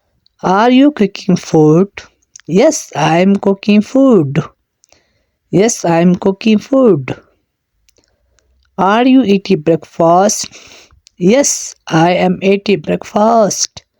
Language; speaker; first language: English; non-native, learner; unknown